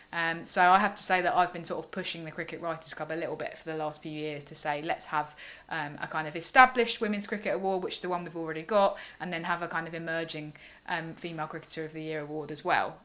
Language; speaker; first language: English; native; English